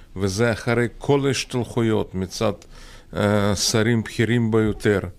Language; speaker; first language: Hebrew; non-native, fluent; Russian